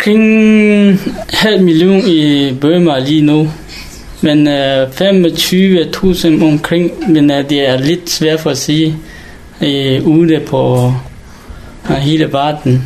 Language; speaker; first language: Danish; non-native, learner; Hakha Chin